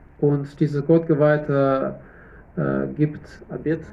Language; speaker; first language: German; non-native, fluent; Russian